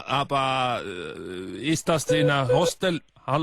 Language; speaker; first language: German; non-native, learner; Icelandic